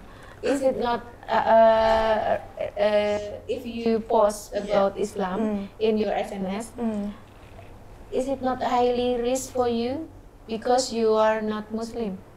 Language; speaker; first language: English; non-native, learner; Indonesian